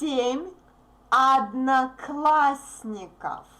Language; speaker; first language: Russian; native; Russian